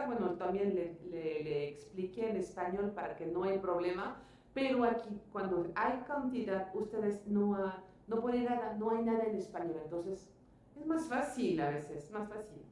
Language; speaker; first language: Spanish; non-native, fluent; French